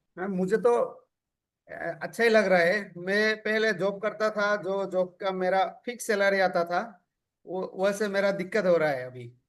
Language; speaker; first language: Hindi; non-native, local second language; Assamese